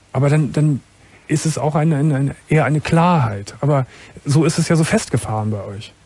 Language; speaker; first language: German; native; German